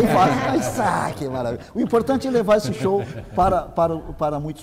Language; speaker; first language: Portuguese; native; Portuguese